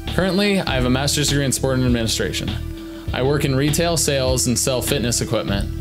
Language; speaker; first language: English; native; English